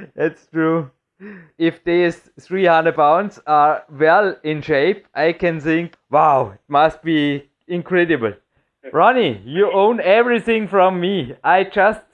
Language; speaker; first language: English; non-native, fluent; German